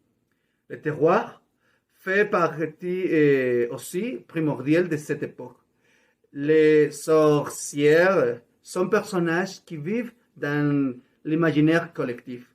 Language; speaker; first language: French; non-native, learner; Spanish